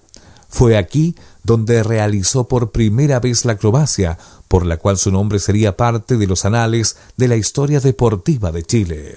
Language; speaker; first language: Spanish; native; Spanish